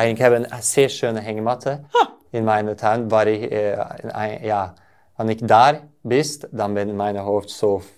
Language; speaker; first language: German; non-native, learner; Norwegian